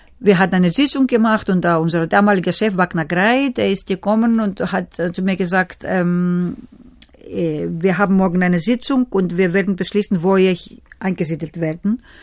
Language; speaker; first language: German; non-native, fluent; Greek